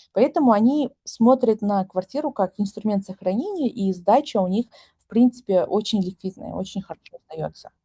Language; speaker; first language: Russian; non-native, local second language; Kazakh